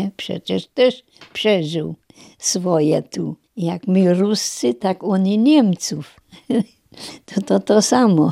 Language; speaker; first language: Polish; non-native, local second language; German